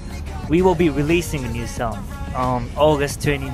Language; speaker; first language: English; non-native, fluent; Japanese